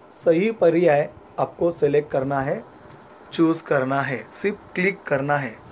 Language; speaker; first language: Hindi; non-native, local second language; Marathi